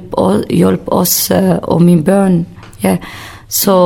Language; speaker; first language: Danish; non-native, learner; Kurdish